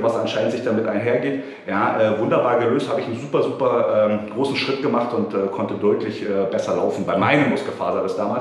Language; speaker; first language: German; native; German